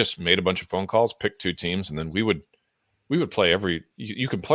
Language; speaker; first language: English; native; English